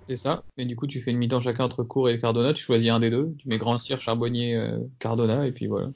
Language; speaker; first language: French; native; French